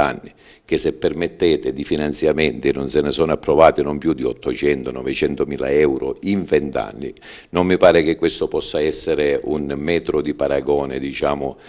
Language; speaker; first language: Italian; native; Italian